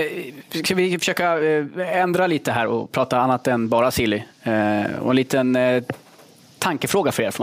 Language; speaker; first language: Swedish; native; Swedish